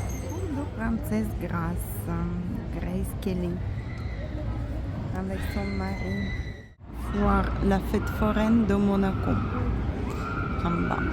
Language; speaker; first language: French; non-native, fluent; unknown